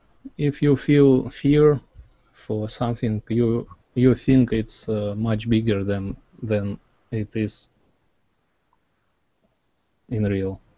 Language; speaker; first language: English; non-native, learner; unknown